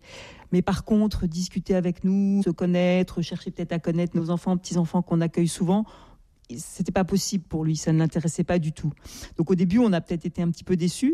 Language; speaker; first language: French; native; French